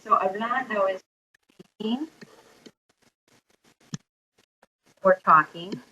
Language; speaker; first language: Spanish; non-native, fluent; English